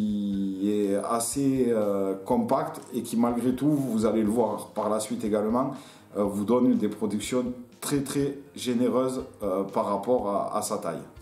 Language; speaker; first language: French; native; French